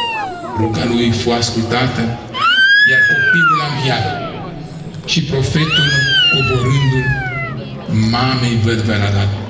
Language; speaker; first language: Romanian; native; Romanian